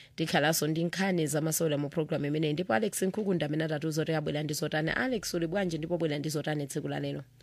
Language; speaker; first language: Nyanja; native; Nyanja